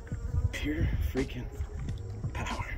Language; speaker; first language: English; native; English